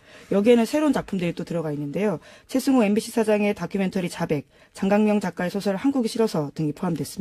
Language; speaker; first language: Korean; native; Korean